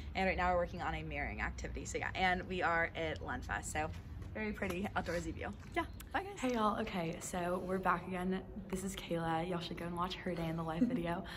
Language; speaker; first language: English; native; English